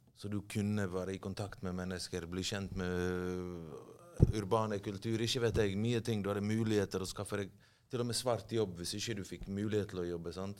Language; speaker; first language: Norwegian; early bilingual, other home language; Bosnian